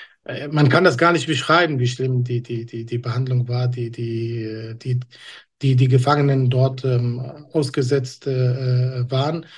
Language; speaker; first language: German; non-native, fluent; Kurdish